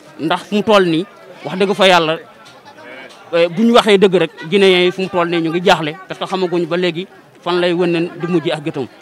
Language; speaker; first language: Wolof; native; Wolof